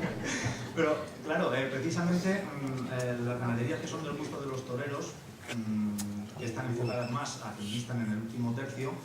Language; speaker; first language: Spanish; native; Spanish